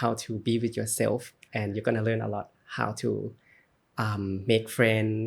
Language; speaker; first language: English; non-native, learner; Thai